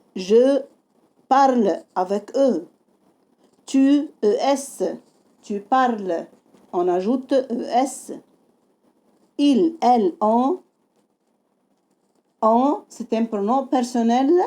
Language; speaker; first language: French; non-native, fluent; Arabic